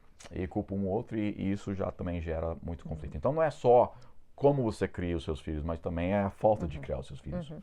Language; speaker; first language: Portuguese; non-native, fluent; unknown